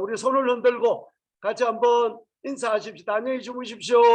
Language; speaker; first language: Korean; native; Korean